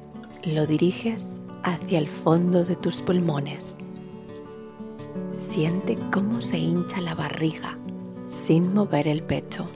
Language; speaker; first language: Spanish; native; Spanish